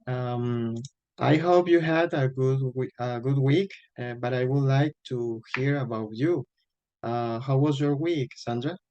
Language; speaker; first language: English; non-native, fluent; Spanish